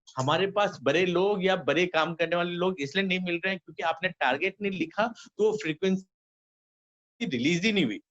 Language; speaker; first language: Hindi; native; Hindi